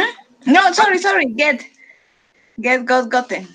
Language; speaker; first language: English; non-native, learner; Spanish